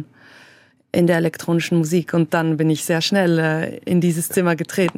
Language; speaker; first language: German; native; German